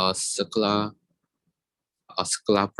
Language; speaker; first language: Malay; non-native, local second language; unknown